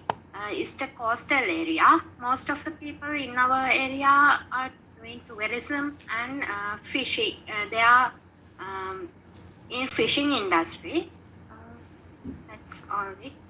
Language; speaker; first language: English; non-native, learner; Sinhala